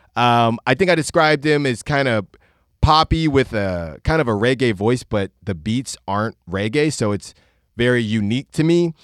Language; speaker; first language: English; early bilingual, other home language; Spanish